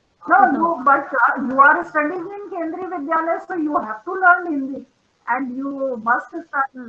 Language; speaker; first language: English; non-native, local second language; Hindi